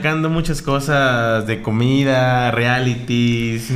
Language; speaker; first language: Spanish; native; Spanish